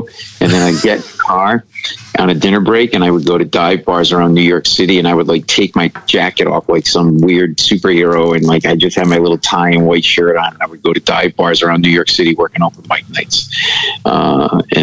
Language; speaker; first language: English; native; English